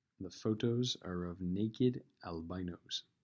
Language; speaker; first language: English; non-native, learner; Spanish